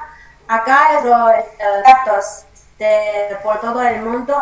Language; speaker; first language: Spanish; non-native, learner; Chinese